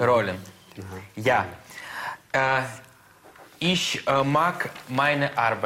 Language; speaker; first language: German; non-native, learner; Russian